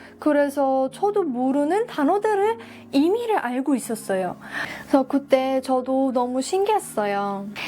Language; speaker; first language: Korean; non-native, fluent; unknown